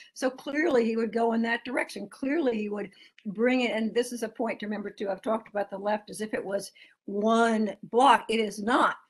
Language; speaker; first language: English; native; English